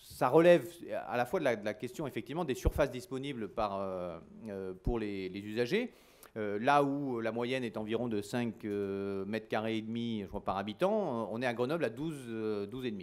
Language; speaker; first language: French; native; French